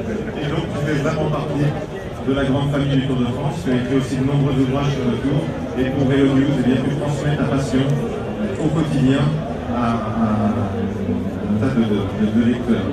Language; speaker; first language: French; native; French